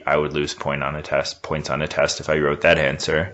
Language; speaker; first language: English; native; English